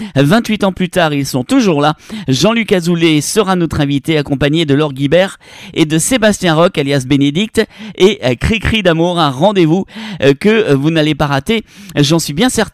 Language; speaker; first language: French; native; French